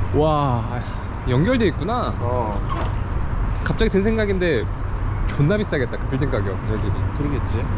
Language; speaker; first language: Korean; native; Korean